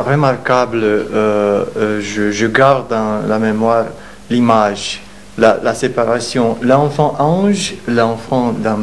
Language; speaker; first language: French; non-native, fluent; Romanian